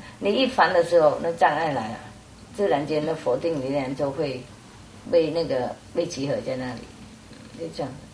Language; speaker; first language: Chinese; non-native, fluent; Vietnamese